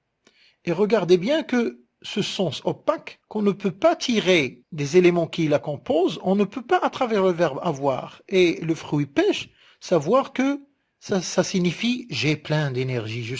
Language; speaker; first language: French; non-native, local second language; Arabic